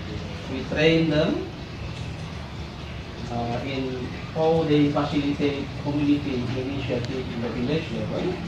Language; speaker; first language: English; non-native, fluent; Indonesian